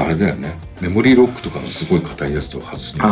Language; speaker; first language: Japanese; native; Japanese